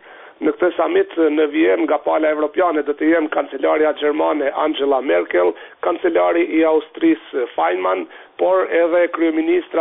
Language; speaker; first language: Albanian; native; Albanian